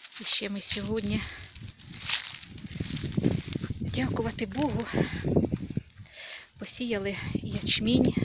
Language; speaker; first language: Ukrainian; native; Ukrainian